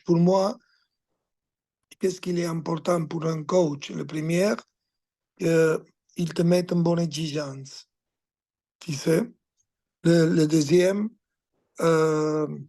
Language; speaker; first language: French; non-native, fluent; Spanish